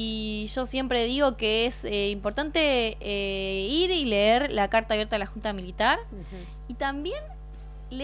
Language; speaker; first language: Spanish; native; Spanish